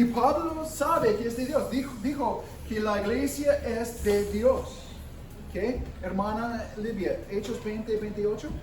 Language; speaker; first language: Spanish; non-native, fluent; English